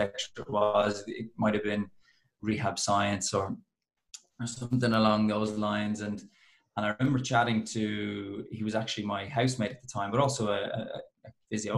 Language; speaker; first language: English; native; English